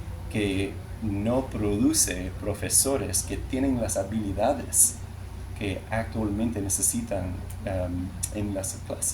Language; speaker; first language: Spanish; non-native, learner; English